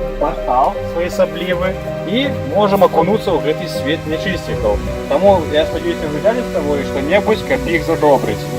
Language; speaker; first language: Belarusian; non-native, local second language; Russian